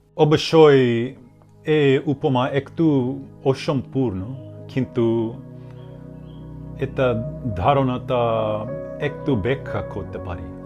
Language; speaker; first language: Bangla; non-native, learner; English